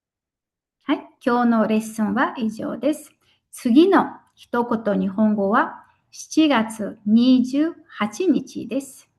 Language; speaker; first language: Japanese; non-native, fluent; Mongolian